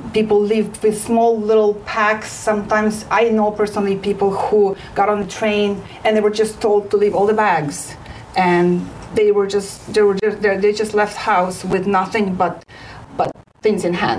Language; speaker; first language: English; non-native, fluent; Ukrainian